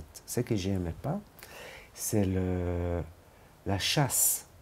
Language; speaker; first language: French; non-native, fluent; Hebrew